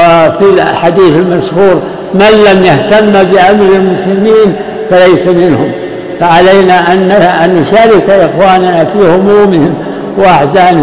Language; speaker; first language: Arabic; native; Arabic